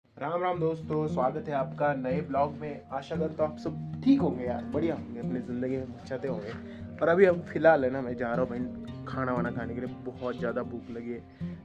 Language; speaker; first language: Hindi; non-native, local second language; Marathi